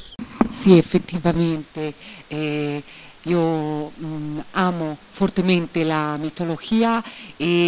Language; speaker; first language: Spanish; non-native, learner; Italian